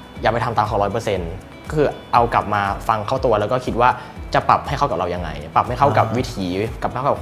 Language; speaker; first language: Thai; native; Thai